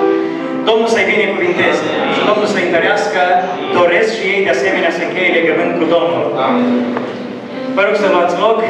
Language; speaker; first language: Romanian; native; Romanian